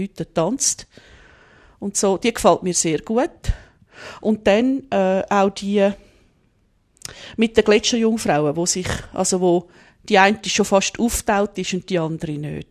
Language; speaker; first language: German; native; German